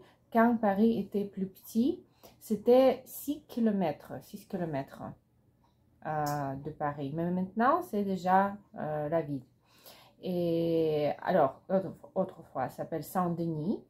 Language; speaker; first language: French; non-native, learner; Russian